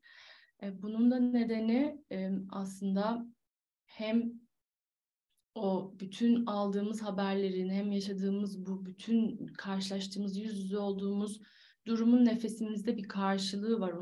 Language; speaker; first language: Turkish; native; Turkish